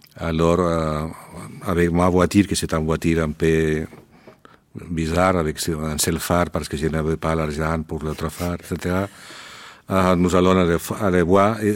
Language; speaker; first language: French; non-native, learner; Spanish